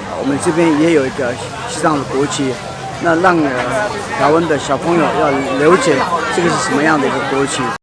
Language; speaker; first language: Chinese; non-native, fluent; Tibetan